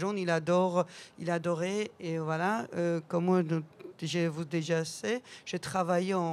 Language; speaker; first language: French; non-native, learner; Georgian